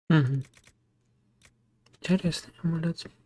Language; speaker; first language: Russian; native; Russian